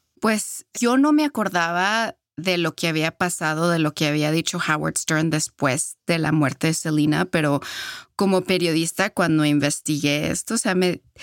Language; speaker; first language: Spanish; early bilingual, heritage; Spanish